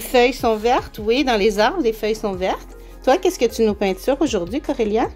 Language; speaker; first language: French; native; French